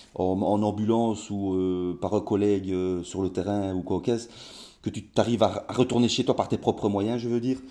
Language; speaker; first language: French; native; French